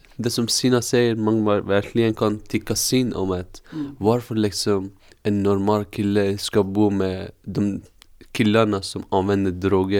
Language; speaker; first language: Swedish; non-native, fluent; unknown